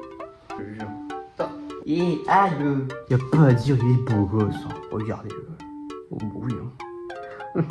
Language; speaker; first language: French; native; French